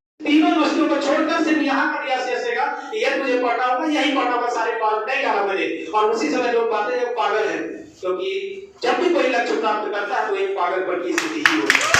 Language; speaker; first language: Hindi; native; Hindi